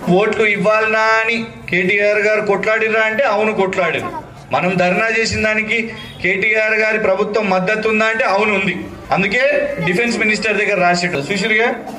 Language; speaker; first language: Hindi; non-native, local second language; Urdu